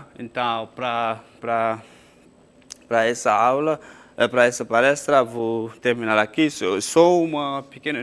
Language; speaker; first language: Portuguese; non-native, fluent; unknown